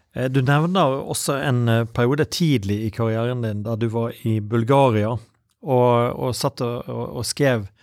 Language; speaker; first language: Norwegian; native; Norwegian